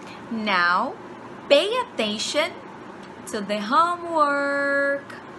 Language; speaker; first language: English; non-native, fluent; Portuguese